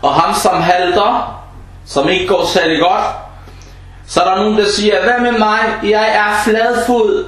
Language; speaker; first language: Danish; non-native, fluent; Arabic